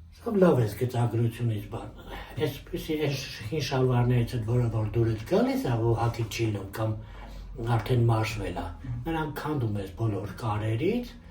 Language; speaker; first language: Armenian; native; Armenian